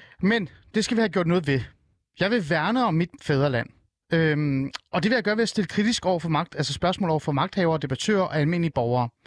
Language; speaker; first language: Danish; early bilingual, other home language; Persian